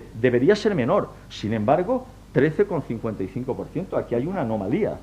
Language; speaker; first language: Spanish; native; Spanish